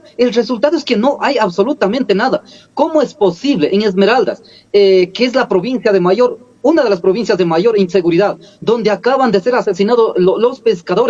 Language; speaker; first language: Spanish; native; Spanish